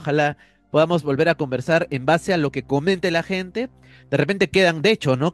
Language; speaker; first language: Spanish; native; Spanish